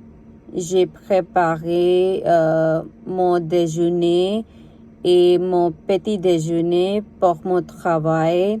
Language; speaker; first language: French; non-native, learner; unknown